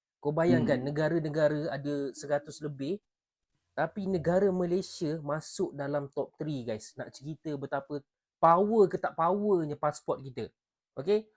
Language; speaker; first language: Malay; native; Malay